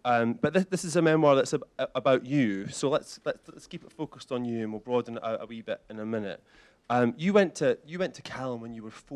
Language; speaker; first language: English; native; English